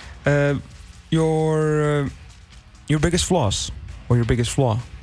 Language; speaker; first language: English; non-native, fluent; Icelandic